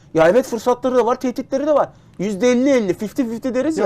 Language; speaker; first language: Turkish; native; Turkish